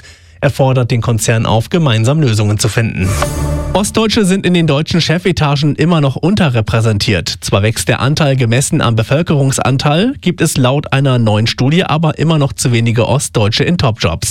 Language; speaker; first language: German; native; German